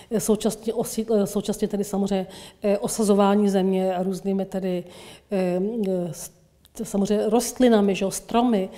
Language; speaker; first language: Czech; native; Czech